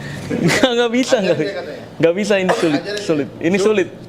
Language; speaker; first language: Indonesian; non-native, learner; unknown